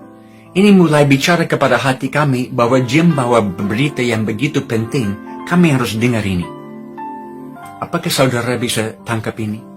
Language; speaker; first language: Indonesian; non-native, fluent; English